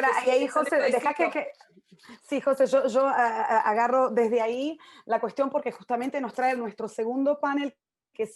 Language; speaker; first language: Spanish; native; Spanish